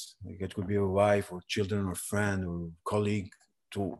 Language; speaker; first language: English; non-native, fluent; Serbian